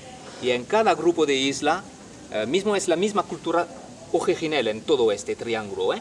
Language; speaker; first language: Spanish; non-native, learner; French